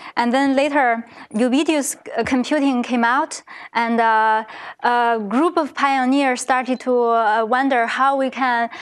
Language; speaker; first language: English; non-native, fluent; Chinese